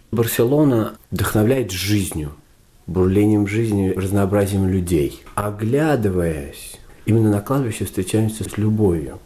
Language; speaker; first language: Russian; native; Russian